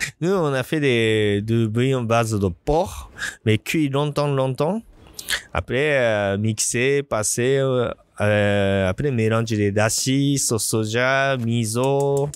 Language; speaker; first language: French; non-native, learner; Japanese